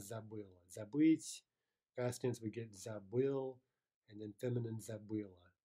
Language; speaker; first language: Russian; non-native, fluent; English